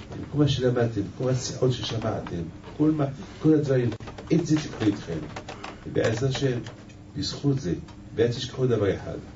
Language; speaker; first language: Hebrew; non-native, fluent; French